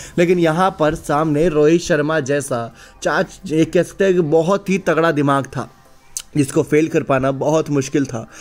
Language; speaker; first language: Hindi; native; Hindi